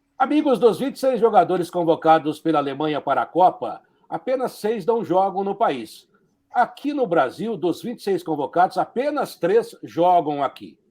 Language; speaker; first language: Portuguese; native; Portuguese